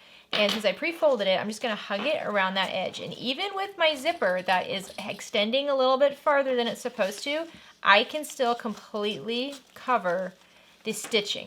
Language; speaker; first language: English; native; English